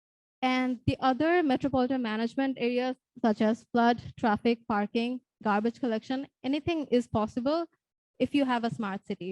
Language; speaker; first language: English; non-native, local second language; Bangla